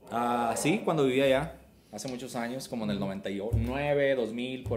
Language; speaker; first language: Spanish; native; Spanish